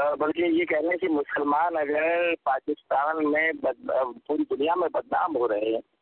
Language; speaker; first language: Urdu; non-native, local second language; Punjabi